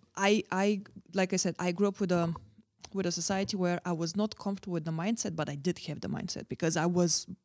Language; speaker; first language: English; non-native, fluent; Bulgarian